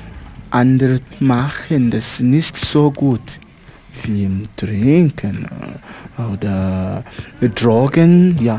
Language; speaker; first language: German; non-native, learner; Swahili